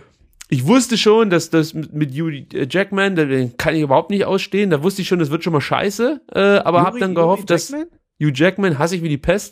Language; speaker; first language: German; native; German